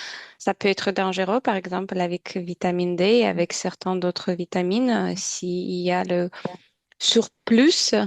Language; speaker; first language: French; non-native, learner; Ukrainian